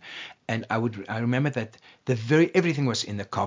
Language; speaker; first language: English; non-native, local second language; Afrikaans